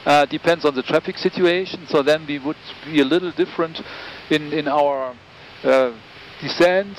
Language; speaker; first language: English; non-native, fluent; German